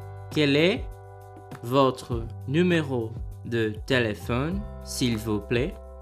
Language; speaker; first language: French; non-native, fluent; Portuguese